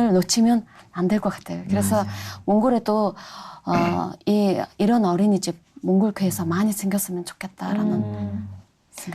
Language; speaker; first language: Korean; non-native, fluent; Mongolian